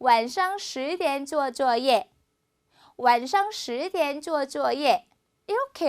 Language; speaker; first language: Chinese; non-native, fluent; Korean